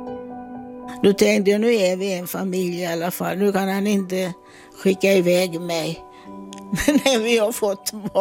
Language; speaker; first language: Swedish; non-native, fluent; Italian